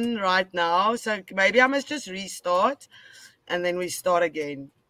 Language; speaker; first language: English; non-native, local second language; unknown